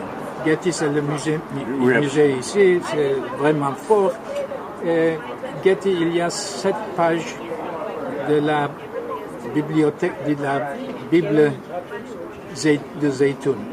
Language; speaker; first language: French; non-native, fluent; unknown